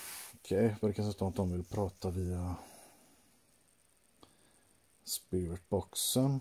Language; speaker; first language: Swedish; native; Swedish